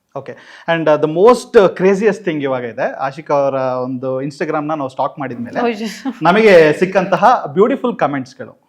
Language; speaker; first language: Kannada; native; Kannada